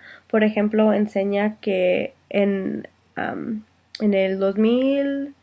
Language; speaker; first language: Spanish; early bilingual, heritage; Spanish